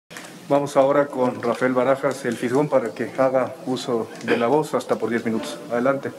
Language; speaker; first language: Spanish; native; Spanish